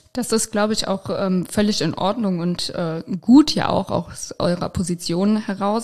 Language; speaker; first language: German; native; German